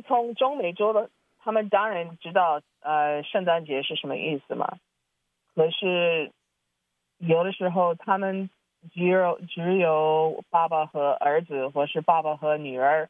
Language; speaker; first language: Chinese; early bilingual, heritage; Chinese